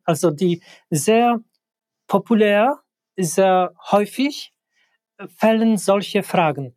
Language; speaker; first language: German; non-native, fluent; Polish